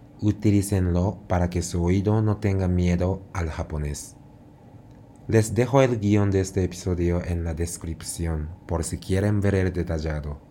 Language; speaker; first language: Spanish; non-native, fluent; Japanese